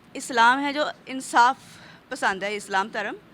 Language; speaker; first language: Hindi; non-native, local second language; Punjabi